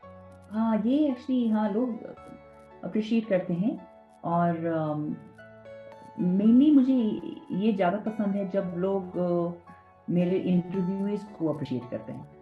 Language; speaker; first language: Hindi; non-native, fluent; English